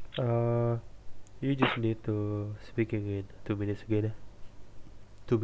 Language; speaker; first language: English; non-native, learner; Indonesian